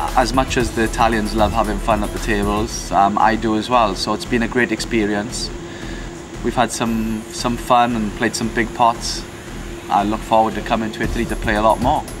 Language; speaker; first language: English; native; English